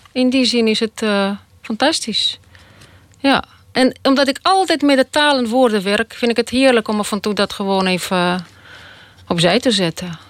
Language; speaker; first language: Dutch; non-native, fluent; Russian